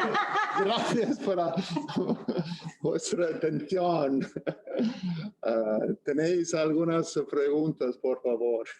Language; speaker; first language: Spanish; non-native, learner; English